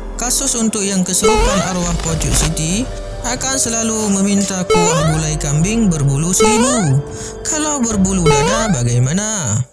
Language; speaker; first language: Malay; non-native, local second language; Achinese